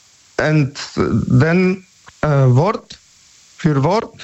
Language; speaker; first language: German; non-native, learner; Polish